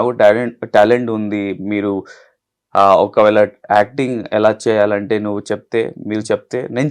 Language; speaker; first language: Telugu; non-native, learner; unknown